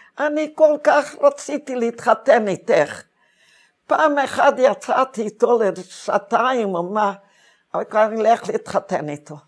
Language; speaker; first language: Hebrew; non-native, fluent; Hungarian